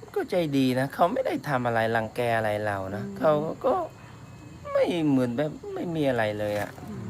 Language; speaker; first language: Thai; non-native, fluent; Khmer